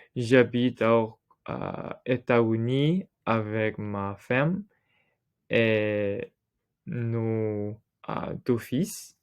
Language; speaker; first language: French; non-native, learner; English